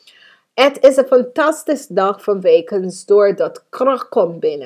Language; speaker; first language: Dutch; non-native, fluent; English